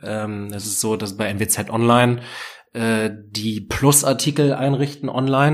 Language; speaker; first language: German; native; German